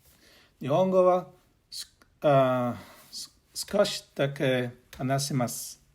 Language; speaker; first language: Japanese; non-native, learner; English